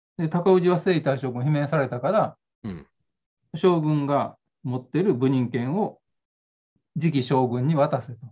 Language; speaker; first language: Japanese; native; Japanese